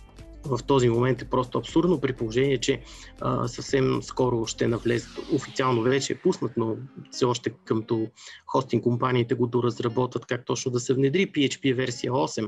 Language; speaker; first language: Bulgarian; native; Bulgarian